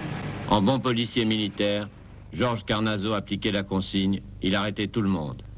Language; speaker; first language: French; native; French